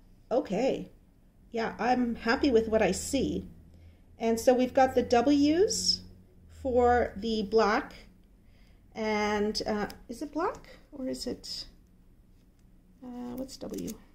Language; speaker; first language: English; native; English